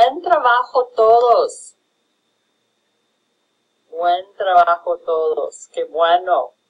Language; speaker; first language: Spanish; non-native, fluent; English